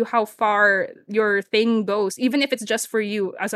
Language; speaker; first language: English; non-native, local second language; Hiligaynon